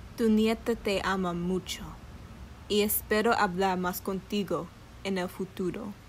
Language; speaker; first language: Spanish; early bilingual, heritage; English